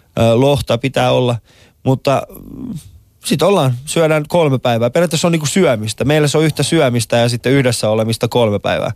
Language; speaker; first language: Finnish; non-native, fluent; Persian